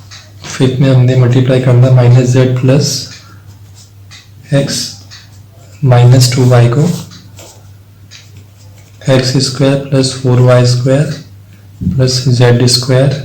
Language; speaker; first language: Hindi; native; Hindi